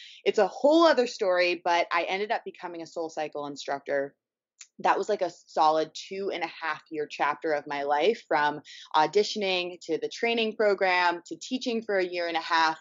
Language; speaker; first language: English; native; English